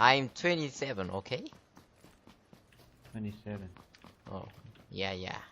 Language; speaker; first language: English; non-native, learner; Korean